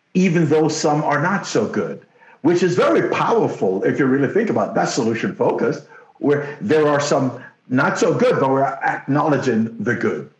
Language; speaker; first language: English; non-native, local second language; Jamaican Creole English